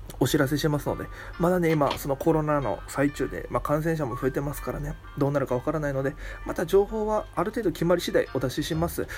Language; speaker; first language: Japanese; native; Japanese